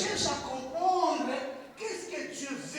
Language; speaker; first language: French; non-native, local second language; Lingala